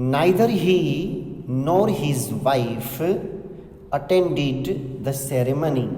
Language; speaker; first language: English; non-native, local second language; Gujarati